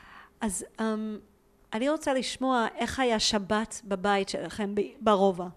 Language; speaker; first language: Hebrew; native; Hebrew